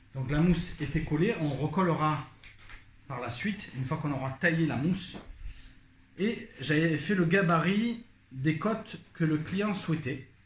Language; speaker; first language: French; native; French